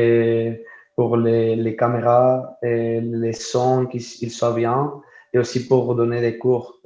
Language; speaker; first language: French; non-native, fluent; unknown